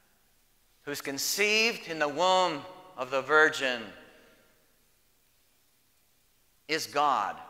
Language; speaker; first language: English; native; English